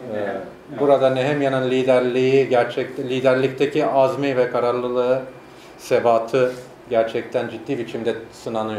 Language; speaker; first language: Turkish; native; Turkish